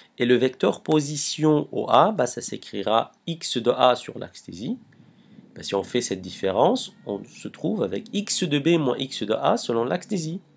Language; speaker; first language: French; non-native, local second language; Arabic